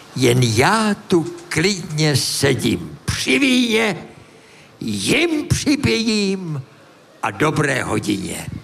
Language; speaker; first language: Czech; native; Czech